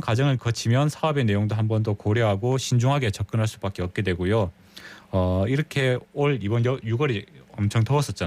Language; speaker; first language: Korean; native; Korean